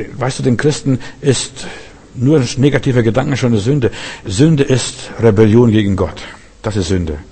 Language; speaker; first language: German; early bilingual, heritage; German